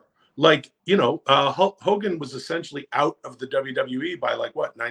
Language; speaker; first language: English; native; English